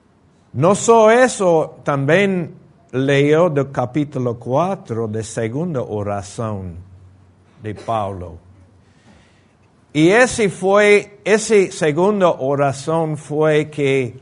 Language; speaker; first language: Portuguese; non-native, fluent; Spanish